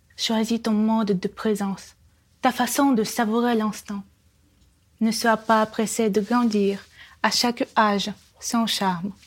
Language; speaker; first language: French; non-native, fluent; Russian